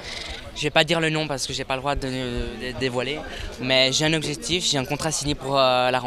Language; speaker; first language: French; native; French